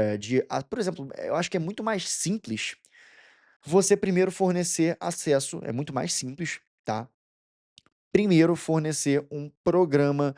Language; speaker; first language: Portuguese; native; Portuguese